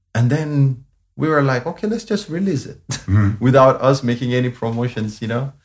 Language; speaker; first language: English; non-native, fluent; Amharic